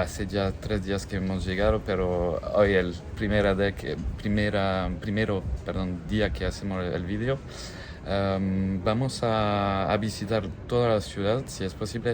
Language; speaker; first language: Spanish; non-native, learner; French